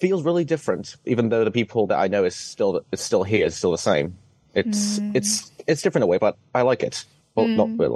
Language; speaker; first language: English; non-native, local second language; Cantonese